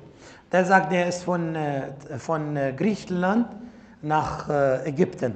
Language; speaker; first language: German; non-native, fluent; Arabic